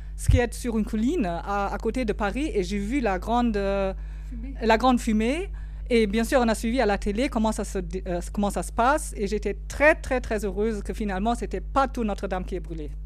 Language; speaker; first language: French; non-native, fluent; German